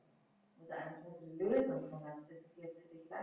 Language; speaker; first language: German; non-native, fluent; Russian